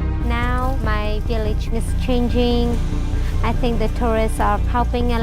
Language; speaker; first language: English; non-native, local second language; Hmong